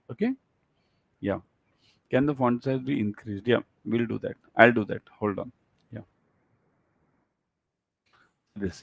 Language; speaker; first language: English; non-native, local second language; Hindi